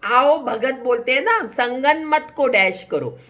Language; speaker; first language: Hindi; non-native, local second language; Marathi